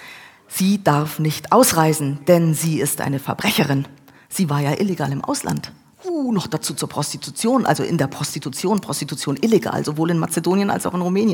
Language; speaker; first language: German; native; German